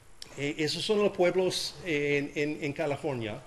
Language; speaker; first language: Spanish; non-native, learner; English